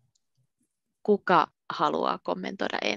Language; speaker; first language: Finnish; native; Finnish